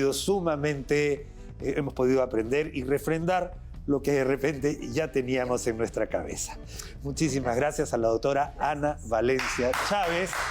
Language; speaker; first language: Spanish; native; Spanish